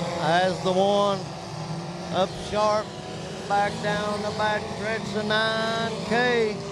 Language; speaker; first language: English; native; English